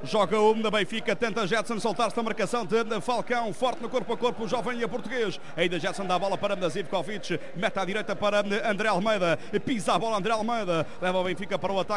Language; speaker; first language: Portuguese; native; Portuguese